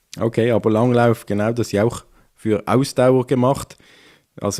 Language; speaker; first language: German; native; German